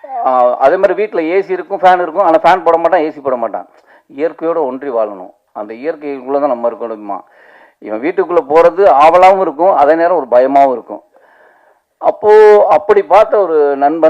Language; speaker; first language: Tamil; native; Tamil